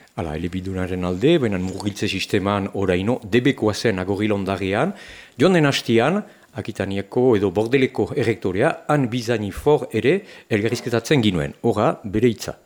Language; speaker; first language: Basque; native; Basque